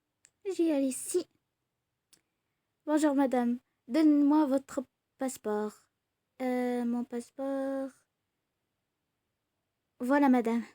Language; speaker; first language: French; non-native, learner; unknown